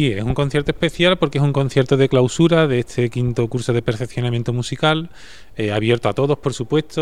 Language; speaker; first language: Spanish; native; Spanish